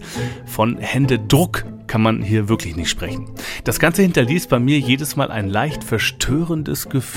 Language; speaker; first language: German; native; German